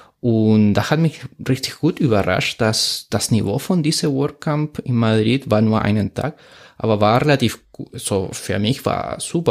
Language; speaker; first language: German; non-native, fluent; Spanish